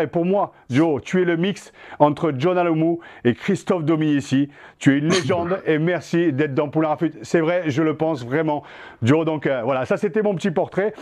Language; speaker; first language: French; native; French